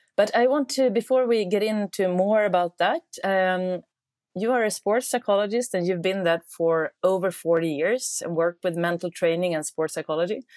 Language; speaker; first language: English; non-native, fluent; Swedish